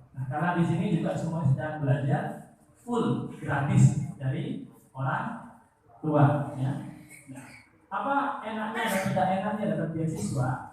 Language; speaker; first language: Indonesian; non-native, local second language; Madurese